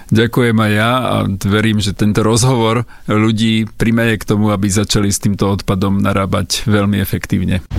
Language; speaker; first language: Slovak; native; Slovak